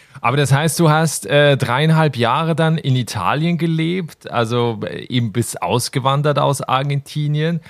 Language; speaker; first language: German; native; German